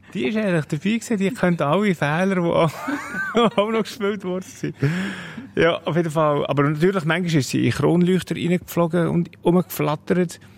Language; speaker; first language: German; native; German